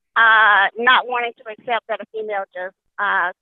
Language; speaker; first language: English; native; English